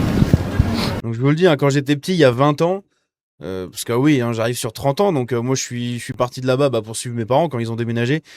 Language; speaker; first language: French; native; French